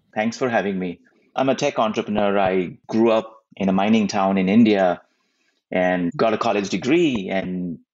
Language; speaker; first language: English; non-native, local second language; Hindi